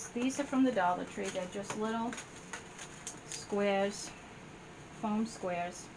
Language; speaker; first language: English; native; English